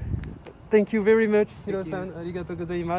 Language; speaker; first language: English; non-native, learner; French